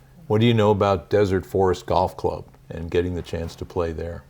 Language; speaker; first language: English; native; English